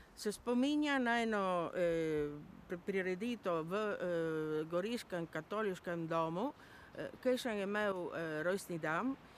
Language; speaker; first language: Slovenian; native; Slovenian